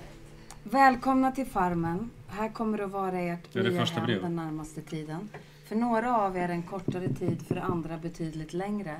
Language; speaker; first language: Swedish; native; Swedish